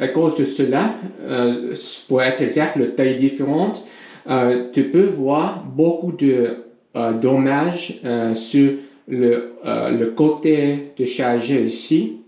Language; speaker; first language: French; non-native, learner; English